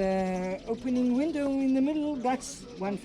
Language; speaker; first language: English; non-native, fluent; Hebrew